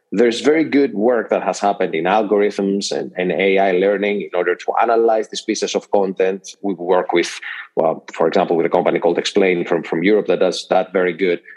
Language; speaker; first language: English; non-native, fluent; Greek